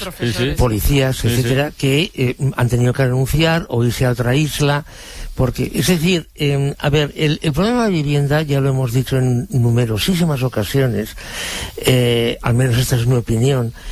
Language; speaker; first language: Spanish; native; Spanish